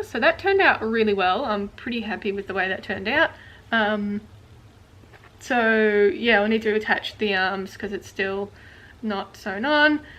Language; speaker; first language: English; native; English